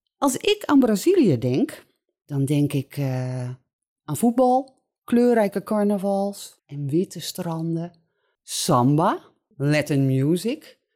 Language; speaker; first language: Dutch; native; Dutch